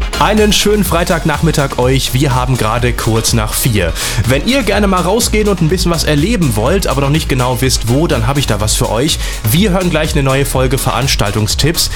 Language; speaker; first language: German; native; German